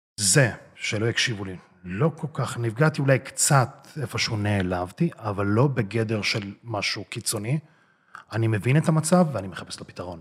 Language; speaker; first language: Hebrew; early bilingual, other home language; Russian